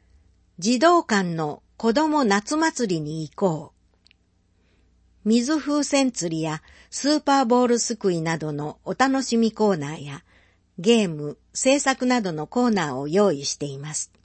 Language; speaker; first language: Japanese; native; Japanese